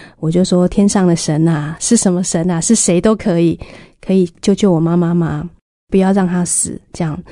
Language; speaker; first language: Chinese; native; Chinese